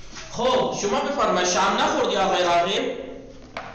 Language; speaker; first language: Persian; non-native, fluent; Urdu